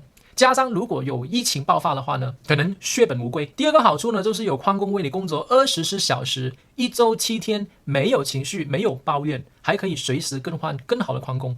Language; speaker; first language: Chinese; early bilingual, heritage; Chinese